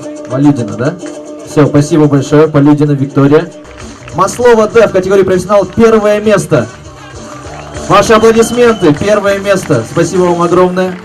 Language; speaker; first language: Russian; native; Russian